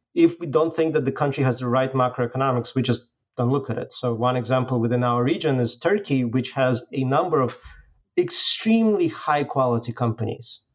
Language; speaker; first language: English; non-native, fluent; Russian